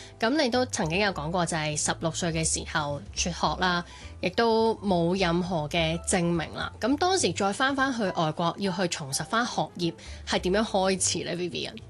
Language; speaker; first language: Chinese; non-native, local second language; Cantonese